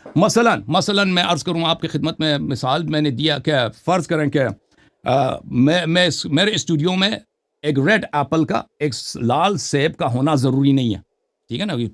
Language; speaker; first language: Urdu; non-native, fluent; Persian